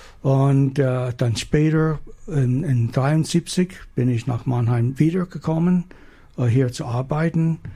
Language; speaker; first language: German; non-native, learner; English